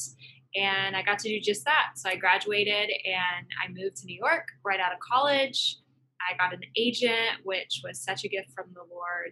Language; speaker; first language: English; native; English